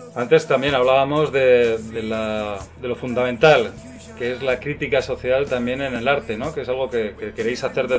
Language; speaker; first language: Spanish; native; Spanish